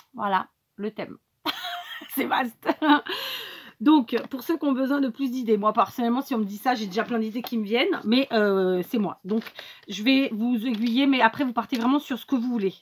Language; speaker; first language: French; native; French